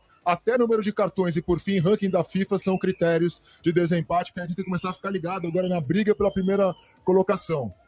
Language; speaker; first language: Portuguese; native; Portuguese